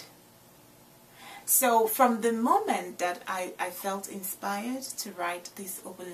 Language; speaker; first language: English; non-native, local second language; Igbo